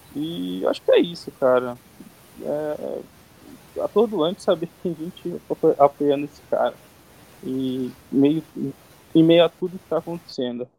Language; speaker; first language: Portuguese; native; Portuguese